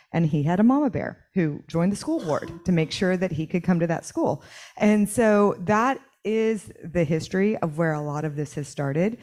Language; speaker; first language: English; native; English